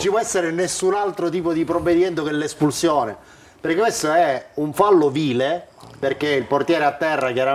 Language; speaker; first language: Italian; native; Italian